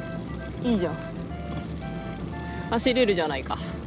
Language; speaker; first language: Japanese; native; Japanese